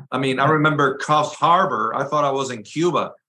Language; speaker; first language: English; early bilingual, other home language; Spanish